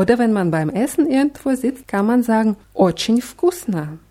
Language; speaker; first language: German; non-native, fluent; Russian